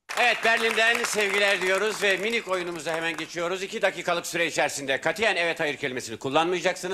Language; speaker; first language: Turkish; non-native, learner; Ukrainian